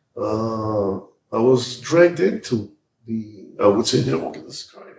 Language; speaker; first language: English; early bilingual, other home language; Hebrew